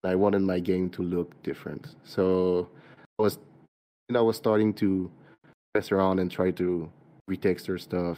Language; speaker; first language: English; non-native, fluent; French